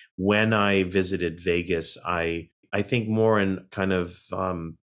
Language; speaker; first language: English; native; English